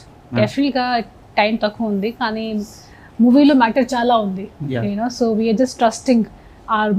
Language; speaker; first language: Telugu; non-native, fluent; Hindi